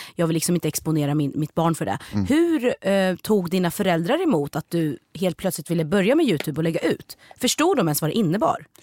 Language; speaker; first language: Swedish; native; Swedish